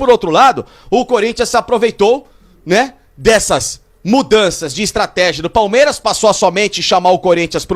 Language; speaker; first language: Portuguese; native; Portuguese